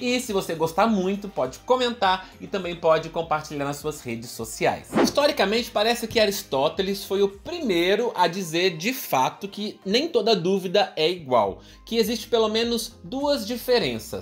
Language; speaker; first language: Portuguese; native; Portuguese